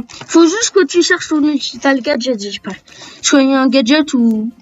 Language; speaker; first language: French; native; French